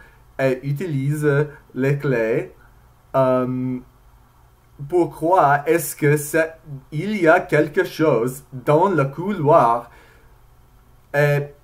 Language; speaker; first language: French; non-native, learner; English